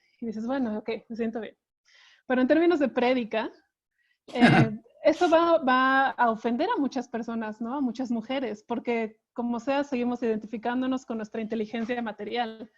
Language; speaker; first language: Spanish; native; Spanish